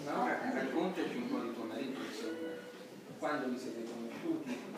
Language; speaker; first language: Italian; native; Italian